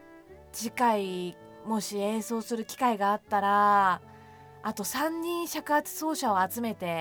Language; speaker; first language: Japanese; native; Japanese